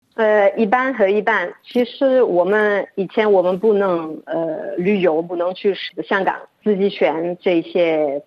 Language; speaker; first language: Chinese; non-native, fluent; French